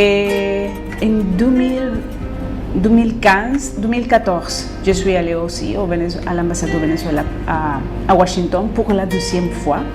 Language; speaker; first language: French; non-native, fluent; Spanish